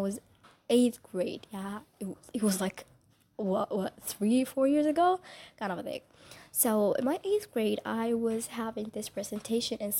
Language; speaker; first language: English; non-native, fluent; Somali